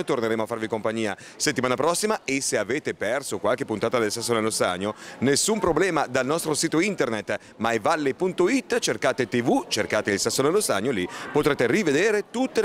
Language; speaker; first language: Italian; native; Italian